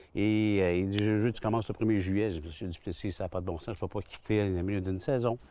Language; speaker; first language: French; native; French